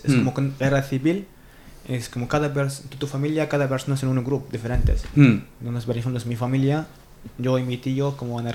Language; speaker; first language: Spanish; non-native, learner; Arabic